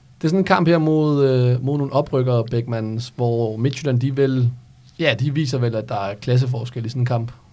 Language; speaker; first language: Danish; early bilingual, other home language; Serbian